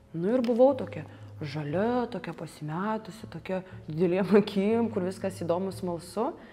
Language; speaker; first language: Lithuanian; early bilingual, other home language; Russian